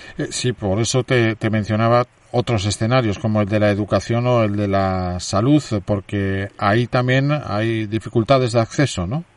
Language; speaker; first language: Spanish; native; Spanish